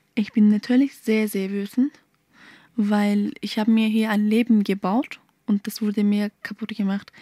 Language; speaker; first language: German; early bilingual, other home language; Turkish